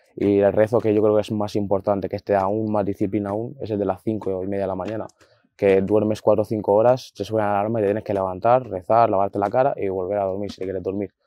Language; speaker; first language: Spanish; early bilingual, other home language; Arabic